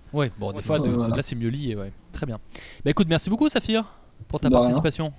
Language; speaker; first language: French; native; French